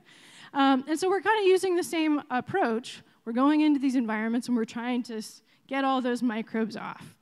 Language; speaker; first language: English; native; English